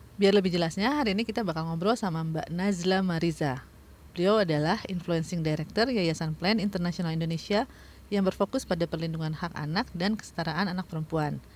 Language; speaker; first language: Indonesian; native; Indonesian